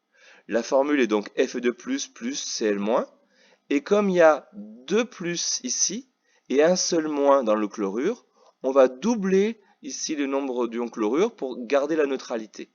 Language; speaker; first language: French; native; French